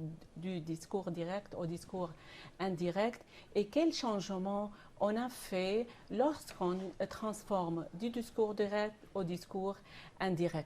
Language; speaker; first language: French; non-native, fluent; Arabic